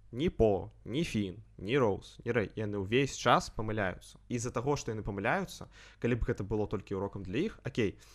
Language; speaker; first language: Belarusian; non-native, local second language; Russian